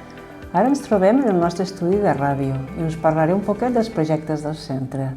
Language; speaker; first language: Catalan; native; Catalan